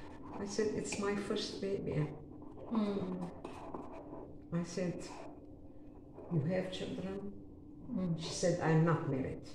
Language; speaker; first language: English; non-native, learner; Arabic